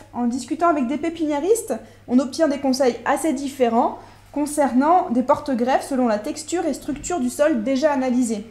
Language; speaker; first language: French; native; French